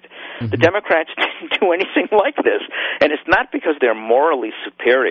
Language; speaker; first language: English; native; English